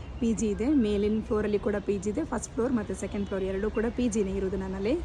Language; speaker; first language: Kannada; non-native, local second language; Tulu